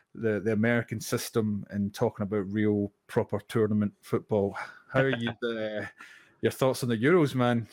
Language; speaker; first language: English; native; English